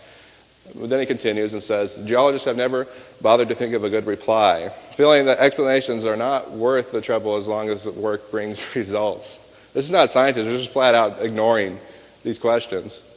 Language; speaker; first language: English; native; English